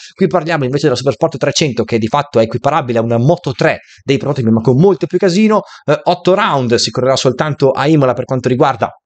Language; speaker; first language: Italian; native; Italian